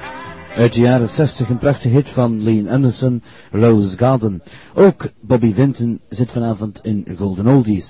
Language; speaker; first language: Dutch; native; Dutch